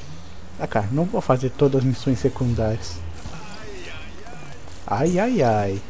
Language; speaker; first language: Portuguese; native; Portuguese